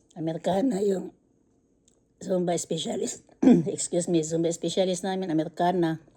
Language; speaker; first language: Filipino; non-native, local second language; Cebuano